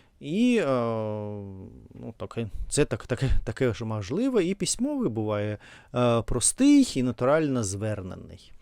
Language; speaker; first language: Ukrainian; non-native, learner; Russian